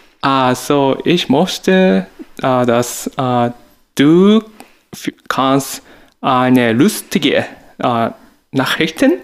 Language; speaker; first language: German; non-native, learner; Japanese